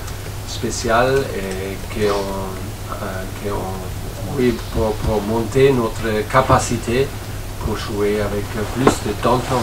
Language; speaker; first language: French; non-native, fluent; German